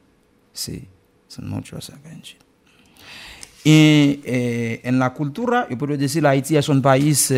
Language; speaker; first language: Spanish; non-native, learner; Haitian Creole